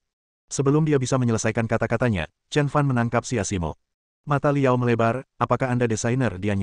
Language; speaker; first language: Indonesian; native; Indonesian